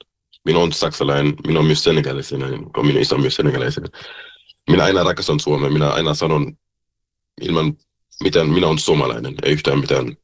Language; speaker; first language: Finnish; early bilingual, heritage; German